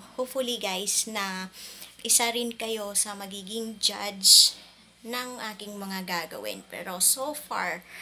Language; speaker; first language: Filipino; non-native, local second language; Hiligaynon